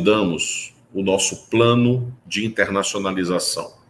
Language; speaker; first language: Portuguese; native; Portuguese